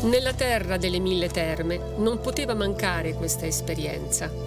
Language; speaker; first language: Italian; native; Italian